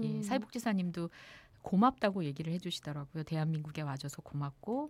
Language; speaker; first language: Korean; native; Korean